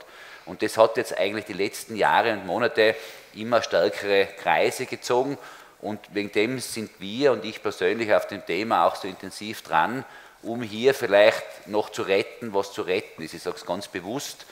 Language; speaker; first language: German; native; German